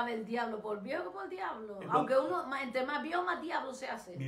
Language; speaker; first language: Spanish; native; Spanish